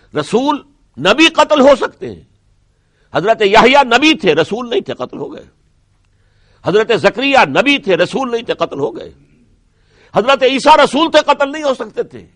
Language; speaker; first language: Urdu; native; Urdu